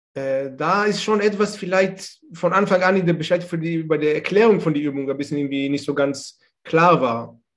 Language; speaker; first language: German; non-native, fluent; Hebrew